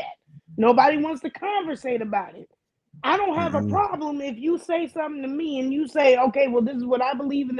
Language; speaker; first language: English; early bilingual, other home language; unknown